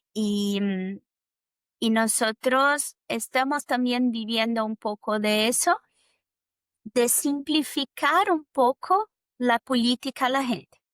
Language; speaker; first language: Spanish; non-native, fluent; Portuguese